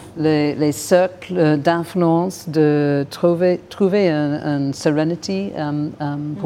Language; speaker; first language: French; non-native, fluent; English